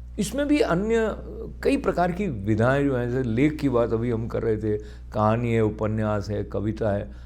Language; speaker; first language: Hindi; native; Hindi